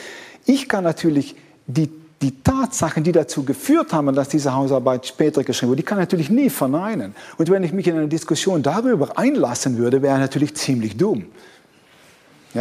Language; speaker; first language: German; non-native, fluent; Dutch